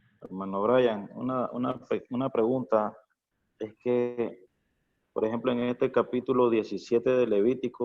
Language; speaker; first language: Spanish; native; Spanish